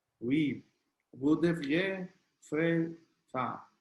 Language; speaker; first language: French; non-native, learner; Spanish